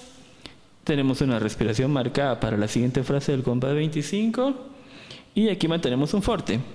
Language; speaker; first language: Spanish; native; Spanish